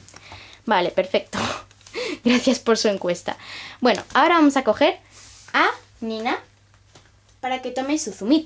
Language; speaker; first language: Spanish; native; Spanish